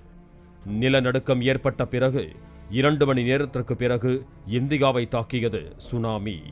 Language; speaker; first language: Tamil; native; Tamil